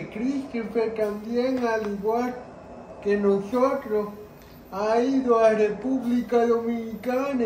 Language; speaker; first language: Spanish; early bilingual, heritage; Spanish